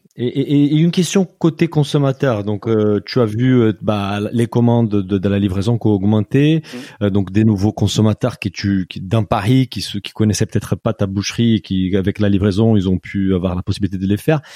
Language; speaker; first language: French; non-native, fluent; Portuguese